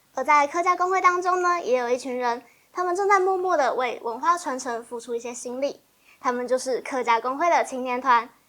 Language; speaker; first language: Chinese; native; Chinese